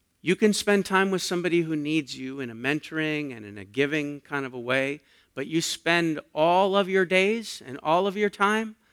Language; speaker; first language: English; native; English